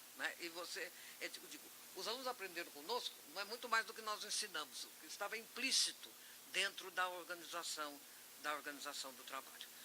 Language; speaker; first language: Portuguese; native; Portuguese